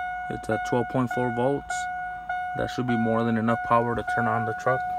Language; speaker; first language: English; early bilingual, other home language; Spanish